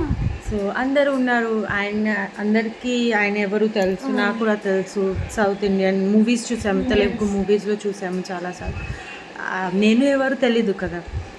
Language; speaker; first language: Telugu; non-native, fluent; Bangla